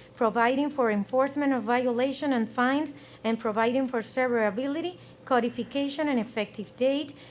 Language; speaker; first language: English; non-native, fluent; Spanish